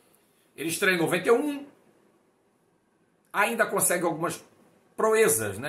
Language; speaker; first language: Portuguese; native; Portuguese